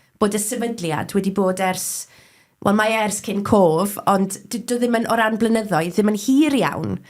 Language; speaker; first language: Welsh; native; Welsh